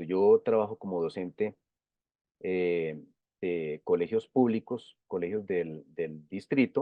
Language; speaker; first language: Spanish; native; Spanish